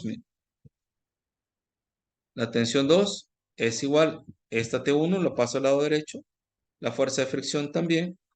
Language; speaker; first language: Spanish; native; Spanish